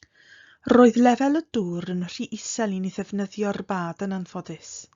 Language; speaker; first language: Welsh; non-native, fluent; English